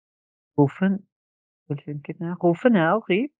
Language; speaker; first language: German; non-native, learner; Kurdish